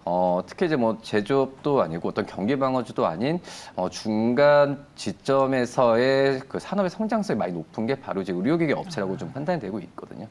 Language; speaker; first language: Korean; native; Korean